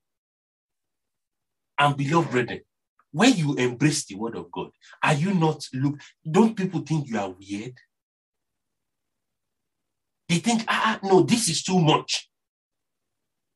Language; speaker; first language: English; non-native, local second language; Yoruba